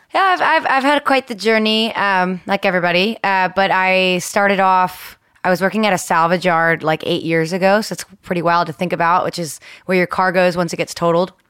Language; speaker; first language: English; early bilingual, other home language; Spanish